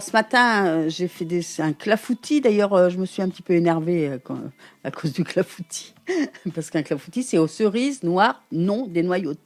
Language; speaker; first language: French; native; French